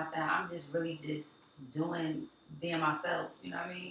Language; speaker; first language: English; native; English